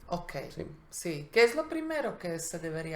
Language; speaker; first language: Spanish; non-native, fluent; Slovak